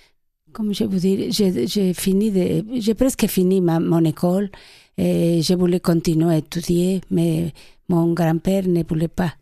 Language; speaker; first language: French; non-native, learner; Spanish